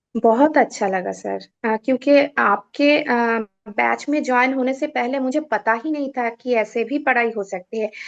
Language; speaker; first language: Hindi; non-native, local second language; Bangla